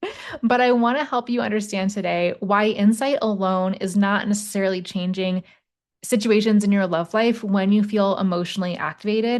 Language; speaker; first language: English; native; English